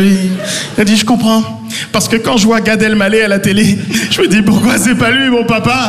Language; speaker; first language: French; native; French